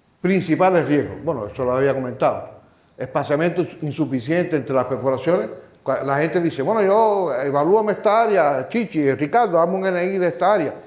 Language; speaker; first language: Spanish; native; Spanish